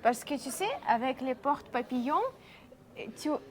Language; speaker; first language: French; non-native, learner; Russian